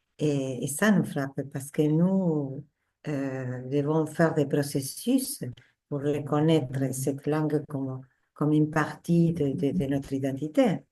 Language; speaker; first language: French; non-native, fluent; Spanish